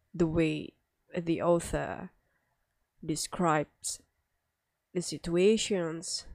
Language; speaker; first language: English; non-native, fluent; Indonesian